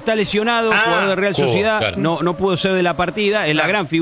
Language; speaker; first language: Spanish; native; Spanish